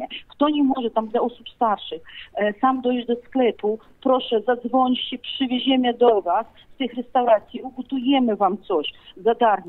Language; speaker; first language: Polish; non-native, fluent; Ukrainian